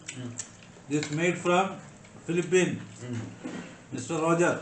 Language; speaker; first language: English; non-native, learner; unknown